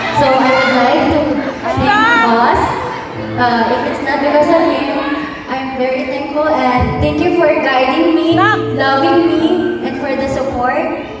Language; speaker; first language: English; non-native, learner; Thai